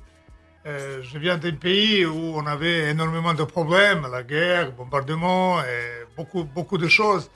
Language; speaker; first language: French; non-native, fluent; Serbian